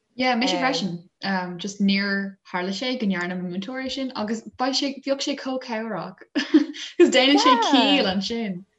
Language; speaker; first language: Irish; non-native, local second language; English